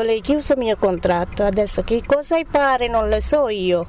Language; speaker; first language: Italian; non-native, learner; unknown